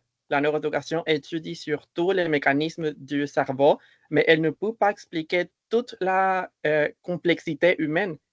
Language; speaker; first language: French; non-native, fluent; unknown